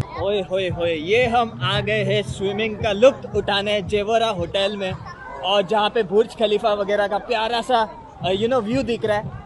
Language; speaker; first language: Hindi; native; Hindi